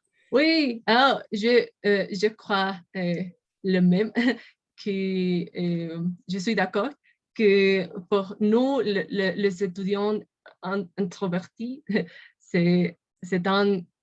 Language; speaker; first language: French; non-native, learner; Spanish